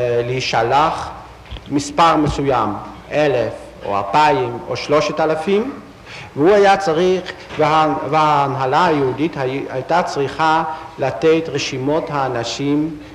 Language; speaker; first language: Hebrew; non-native, fluent; Dutch